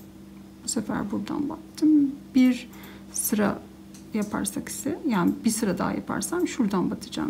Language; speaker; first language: Turkish; native; Turkish